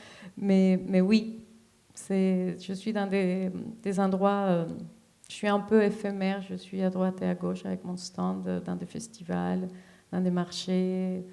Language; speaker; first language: French; non-native, fluent; Spanish